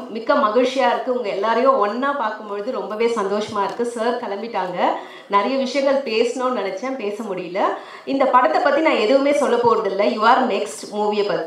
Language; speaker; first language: Tamil; native; Tamil